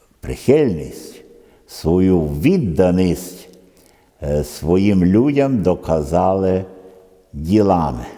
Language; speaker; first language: Ukrainian; early bilingual, other home language; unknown